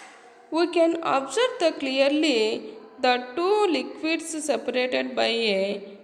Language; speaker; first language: English; non-native, local second language; Telugu